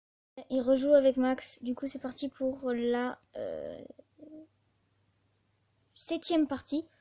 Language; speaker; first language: French; native; French